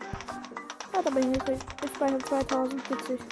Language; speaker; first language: German; native; German